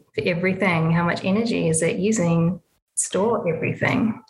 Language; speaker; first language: English; native; English